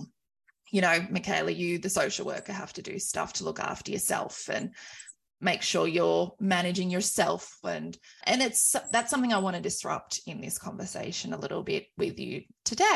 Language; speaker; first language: English; native; English